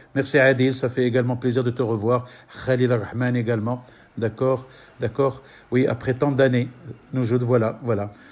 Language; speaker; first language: French; non-native, local second language; Arabic